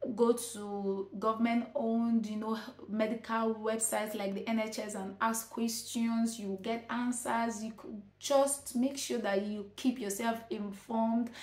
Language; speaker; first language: English; non-native, local second language; Igbo